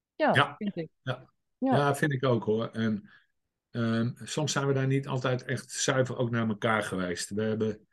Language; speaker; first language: Dutch; native; Dutch